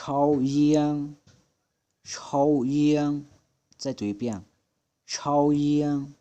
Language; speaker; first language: Chinese; non-native, fluent; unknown